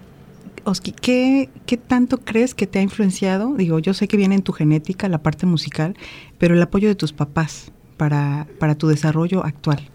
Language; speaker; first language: Spanish; native; Spanish